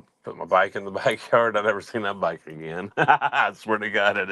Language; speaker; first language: English; native; English